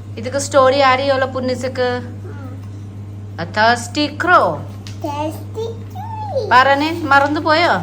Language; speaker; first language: Malayalam; non-native, learner; Nepali